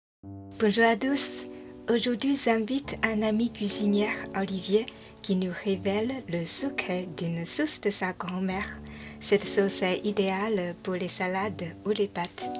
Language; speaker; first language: French; non-native, learner; Chinese